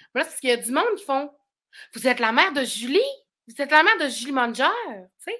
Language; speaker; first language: French; native; French